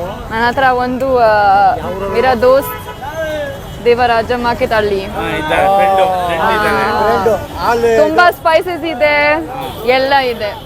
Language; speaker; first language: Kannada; non-native, learner; German